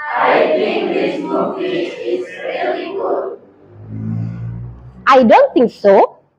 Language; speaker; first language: English; non-native, fluent; Indonesian